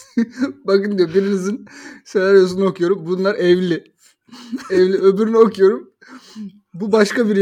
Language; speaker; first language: Turkish; native; Turkish